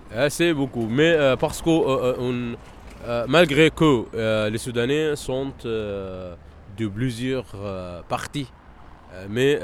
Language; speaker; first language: French; non-native, fluent; Arabic